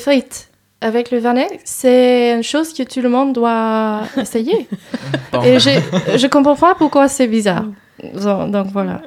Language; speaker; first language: French; non-native, fluent; English